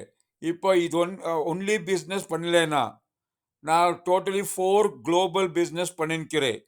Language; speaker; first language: Tamil; non-native, learner; Kannada